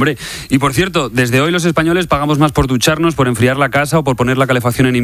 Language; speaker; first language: Spanish; native; Spanish